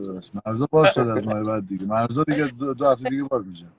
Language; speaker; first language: Persian; native; Persian